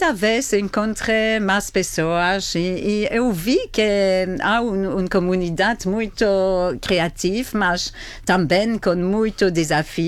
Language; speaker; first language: Portuguese; non-native, fluent; French